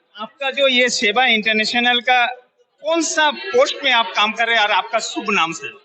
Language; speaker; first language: Hindi; non-native, local second language; Bangla